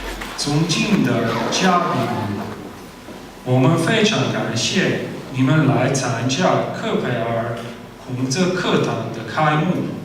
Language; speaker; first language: Chinese; non-native, fluent; Slovenian